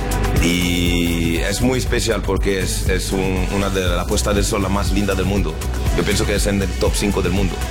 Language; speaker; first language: Spanish; non-native, fluent; French